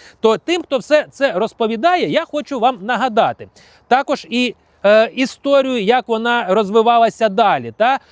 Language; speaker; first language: Ukrainian; non-native, local second language; Russian